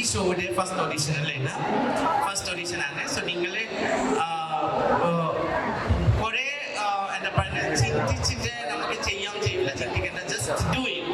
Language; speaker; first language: Malayalam; non-native, learner; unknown